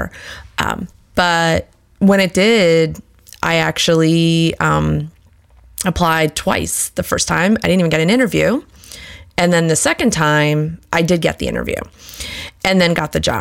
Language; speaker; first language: English; native; English